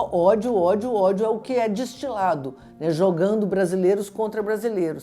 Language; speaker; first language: Portuguese; native; Portuguese